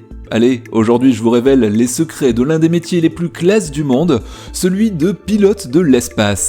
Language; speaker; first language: French; native; French